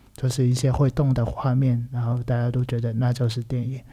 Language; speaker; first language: Chinese; non-native, local second language; Cantonese